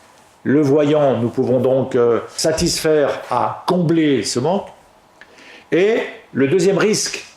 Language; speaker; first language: French; native; French